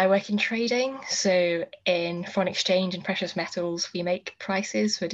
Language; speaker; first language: English; native; English